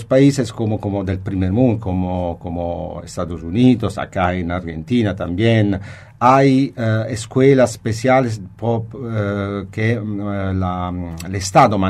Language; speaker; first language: Spanish; non-native, fluent; Italian